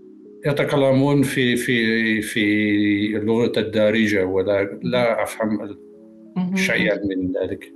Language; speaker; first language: Arabic; non-native, learner; Dutch